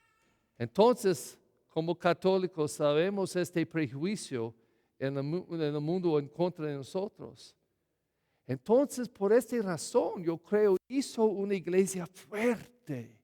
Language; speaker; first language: Spanish; non-native, fluent; English